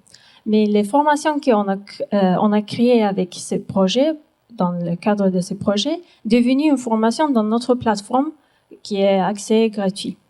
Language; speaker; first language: French; non-native, learner; Turkish